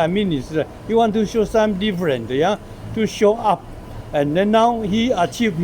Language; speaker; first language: English; non-native, learner; Chinese